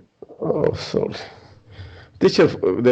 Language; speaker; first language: English; non-native, learner; Spanish